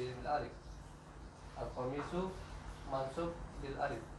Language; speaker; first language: Arabic; non-native, learner; Indonesian